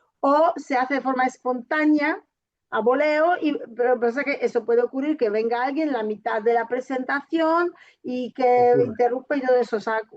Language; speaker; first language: Spanish; non-native, fluent; Polish